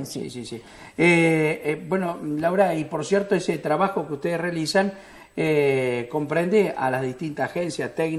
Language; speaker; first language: Spanish; native; Spanish